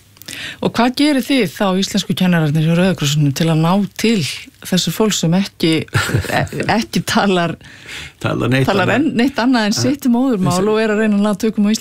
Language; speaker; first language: Icelandic; native; Icelandic